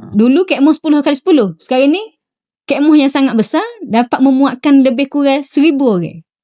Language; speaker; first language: Malay; native; Malay